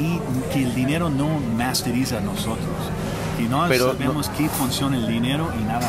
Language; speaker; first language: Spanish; non-native, fluent; English